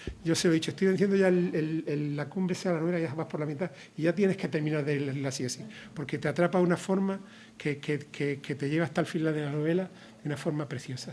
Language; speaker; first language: Spanish; native; Spanish